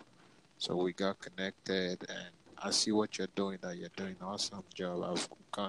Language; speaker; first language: English; non-native, local second language; Igbo